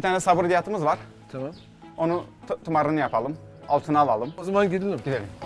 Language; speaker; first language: Turkish; native; Turkish